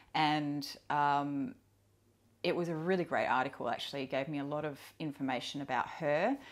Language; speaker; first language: English; native; English